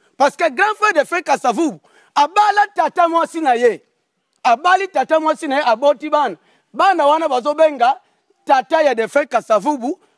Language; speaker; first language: Lingala; non-native, local second language; Kongo